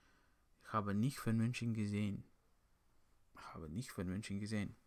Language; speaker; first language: German; non-native, learner; English